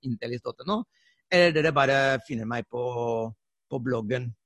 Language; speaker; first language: Norwegian; non-native, fluent; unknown